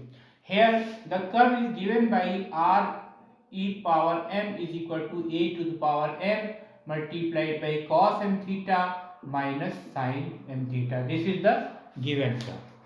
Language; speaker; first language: English; non-native, local second language; Hindi